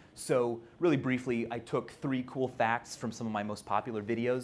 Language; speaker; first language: English; native; English